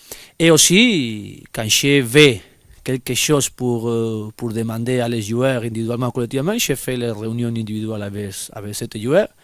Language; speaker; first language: French; non-native, learner; Spanish